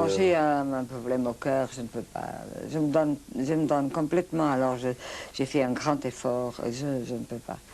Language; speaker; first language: French; non-native, fluent; Portuguese